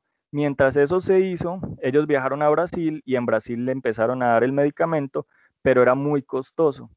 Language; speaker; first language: Spanish; native; Spanish